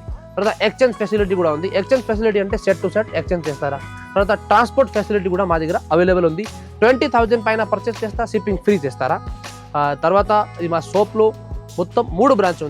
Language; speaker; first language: Telugu; non-native, local second language; Urdu